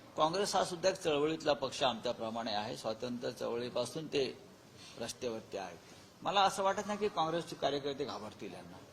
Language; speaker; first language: Marathi; native; Marathi